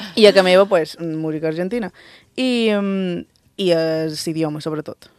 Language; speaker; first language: Catalan; early bilingual, other home language; Spanish